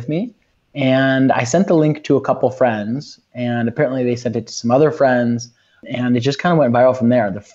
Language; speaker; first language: English; native; English